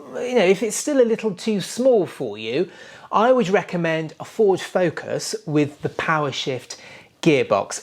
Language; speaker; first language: English; native; English